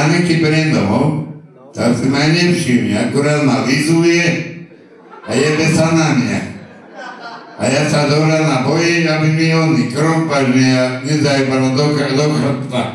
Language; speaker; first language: Slovak; native; Slovak